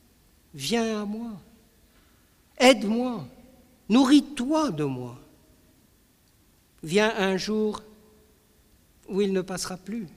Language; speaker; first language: French; native; French